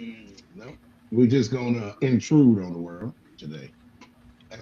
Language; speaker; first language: English; native; English